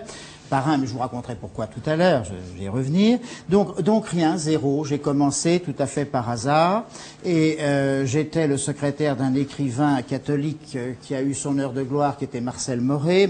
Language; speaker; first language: French; native; French